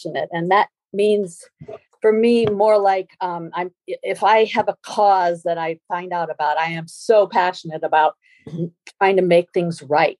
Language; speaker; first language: English; native; English